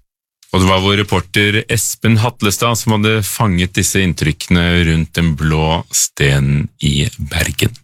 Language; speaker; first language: Norwegian; native; Norwegian